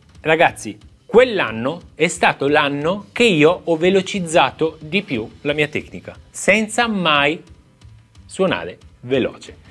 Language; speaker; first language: Italian; native; Italian